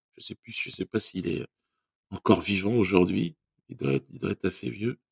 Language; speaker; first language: French; native; French